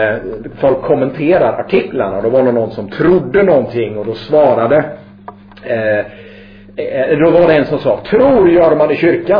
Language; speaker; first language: Swedish; native; Swedish